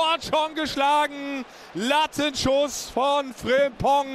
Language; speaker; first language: German; native; German